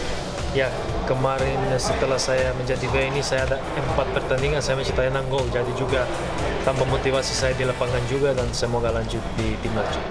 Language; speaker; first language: Indonesian; non-native, fluent; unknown